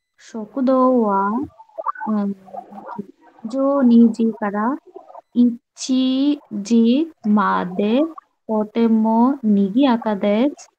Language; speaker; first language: Japanese; non-native, learner; Bangla